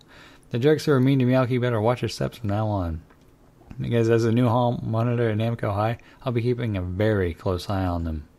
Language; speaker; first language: English; native; English